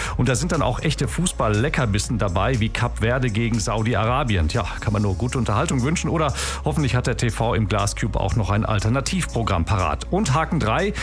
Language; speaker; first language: German; native; German